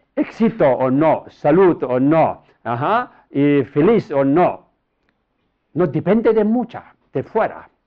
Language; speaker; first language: Spanish; non-native, learner; Tibetan